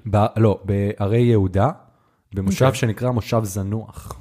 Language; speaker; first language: Hebrew; native; Hebrew